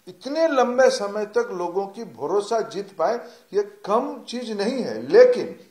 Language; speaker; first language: Hindi; non-native, local second language; Odia